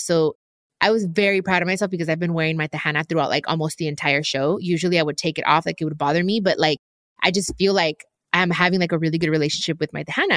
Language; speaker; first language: English; early bilingual, other home language; Spanish